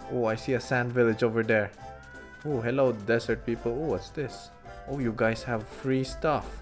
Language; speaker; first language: English; non-native, local second language; Filipino